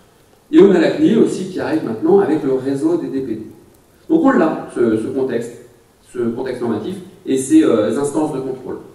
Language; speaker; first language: French; native; French